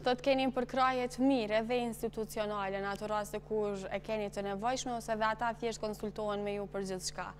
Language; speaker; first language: Albanian; native; Albanian